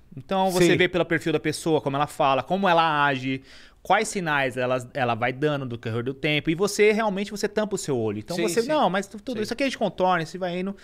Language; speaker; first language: Portuguese; native; Portuguese